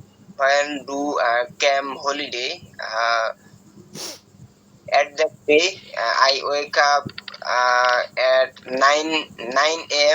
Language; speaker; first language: English; non-native, learner; Bangla